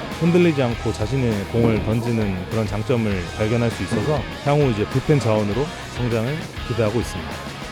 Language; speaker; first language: Korean; native; Korean